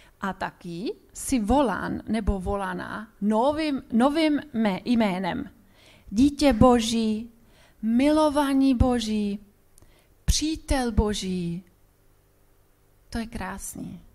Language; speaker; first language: Czech; non-native, fluent; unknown